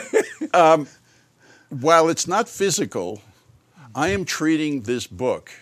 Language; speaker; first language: English; native; English